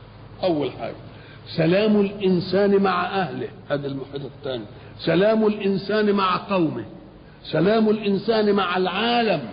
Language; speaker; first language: Arabic; native; Arabic